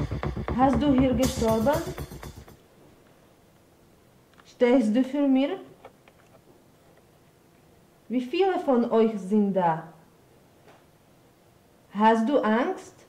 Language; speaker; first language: German; non-native, learner; Slovak